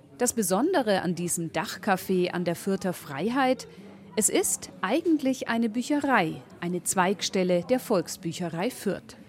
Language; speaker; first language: German; native; German